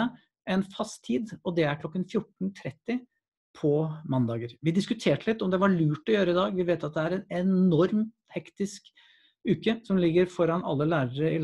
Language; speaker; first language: Norwegian; native; Norwegian